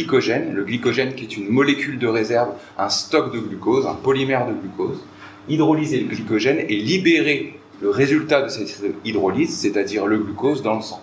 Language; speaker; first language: French; native; French